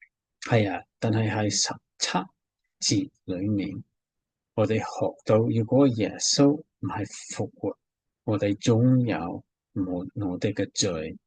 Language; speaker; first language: Cantonese; non-native, fluent; English